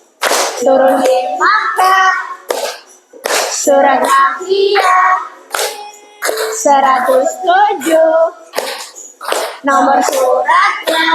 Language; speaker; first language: Indonesian; native; Indonesian